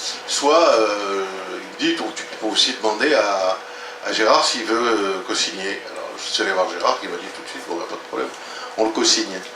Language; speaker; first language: French; native; French